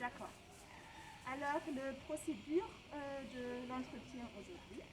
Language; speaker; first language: French; non-native, fluent; German